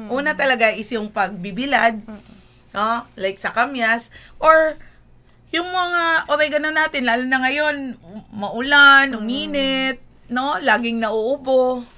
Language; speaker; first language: Filipino; non-native, local second language; Hiligaynon